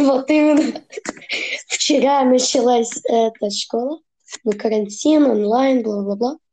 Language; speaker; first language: Russian; early bilingual, heritage; Russian